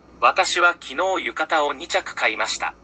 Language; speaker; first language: Japanese; non-native, learner; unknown